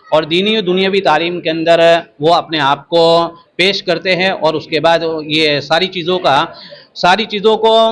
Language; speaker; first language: Urdu; non-native, local second language; Gujarati